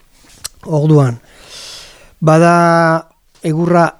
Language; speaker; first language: Basque; non-native, learner; French